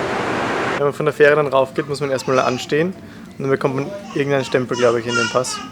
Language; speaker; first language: German; native; German